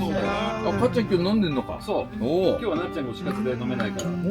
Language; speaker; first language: Japanese; native; Japanese